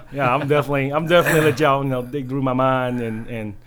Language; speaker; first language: English; early bilingual, other home language; Chinese